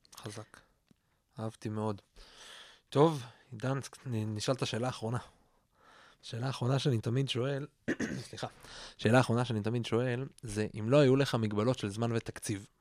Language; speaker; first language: Hebrew; native; Hebrew